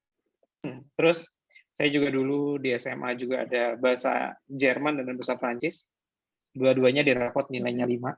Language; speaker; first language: Indonesian; native; Indonesian